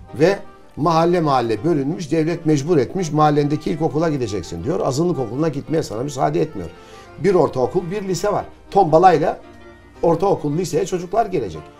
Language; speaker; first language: Turkish; native; Turkish